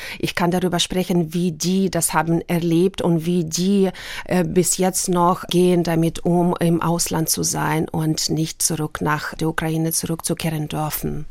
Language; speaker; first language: German; non-native, fluent; Russian